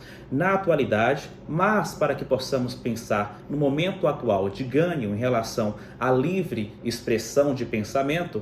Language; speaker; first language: Portuguese; native; Portuguese